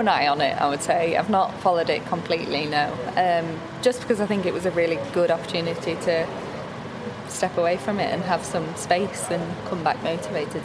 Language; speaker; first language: English; native; English